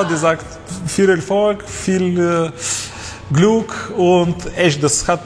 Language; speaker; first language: German; non-native, learner; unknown